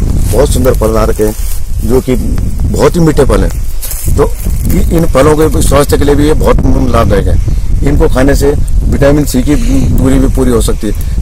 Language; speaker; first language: Hindi; native; Hindi